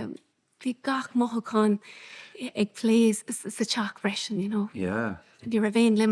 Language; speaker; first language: Irish; non-native, local second language; English